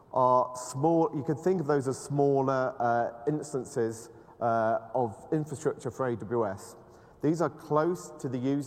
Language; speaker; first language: English; native; English